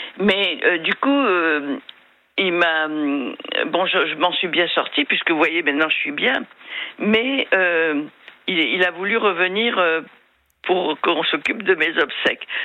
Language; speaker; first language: French; non-native, local second language; Malagasy